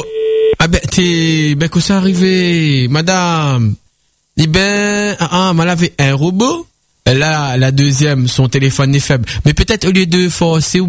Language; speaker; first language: French; native; French